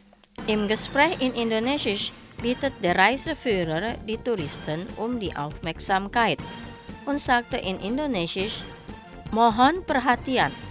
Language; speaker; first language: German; non-native, fluent; Indonesian